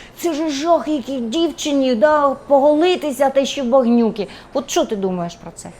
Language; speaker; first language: Ukrainian; non-native, local second language; Russian